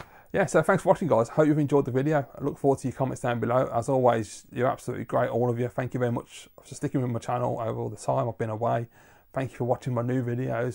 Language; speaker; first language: English; native; English